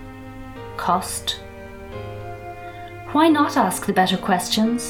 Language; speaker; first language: English; native; English